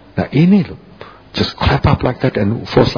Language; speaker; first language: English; non-native, fluent; Indonesian